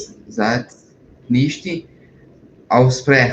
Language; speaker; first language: German; non-native, learner; Portuguese